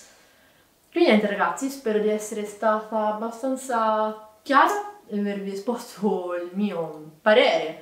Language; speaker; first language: Italian; native; Italian